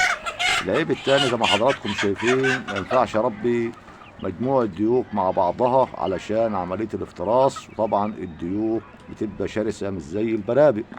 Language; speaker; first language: Arabic; native; Arabic